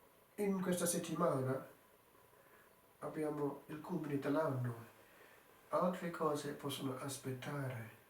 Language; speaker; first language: Italian; non-native, fluent; English